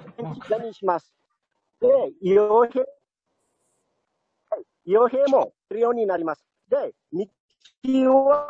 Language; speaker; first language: Japanese; non-native, fluent; Malagasy